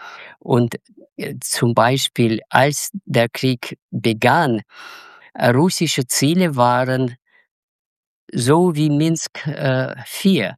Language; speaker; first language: German; non-native, learner; Russian